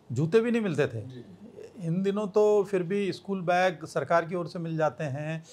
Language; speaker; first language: Hindi; native; Hindi